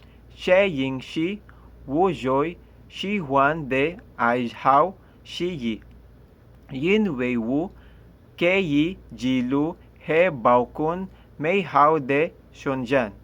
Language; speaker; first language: Chinese; non-native, learner; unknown